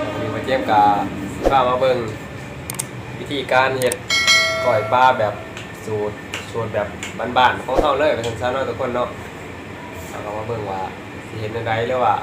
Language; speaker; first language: Thai; non-native, local second language; Northeastern Thai